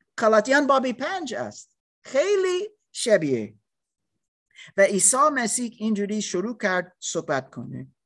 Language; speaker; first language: Persian; non-native, learner; English